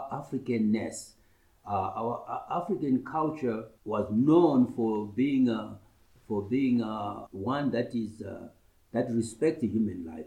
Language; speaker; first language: English; non-native, local second language; Shona